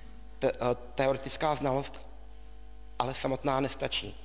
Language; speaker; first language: Czech; native; Czech